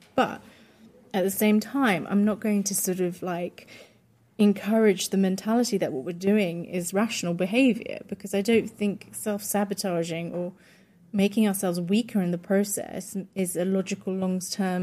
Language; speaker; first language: English; non-native, local second language; Polish